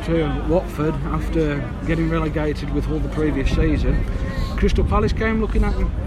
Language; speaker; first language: English; native; English